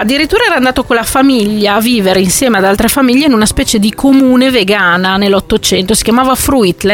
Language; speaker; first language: Italian; native; Italian